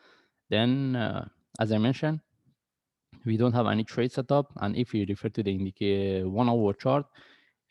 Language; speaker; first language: English; non-native, fluent; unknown